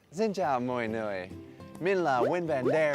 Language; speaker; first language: Vietnamese; early bilingual, heritage; Vietnamese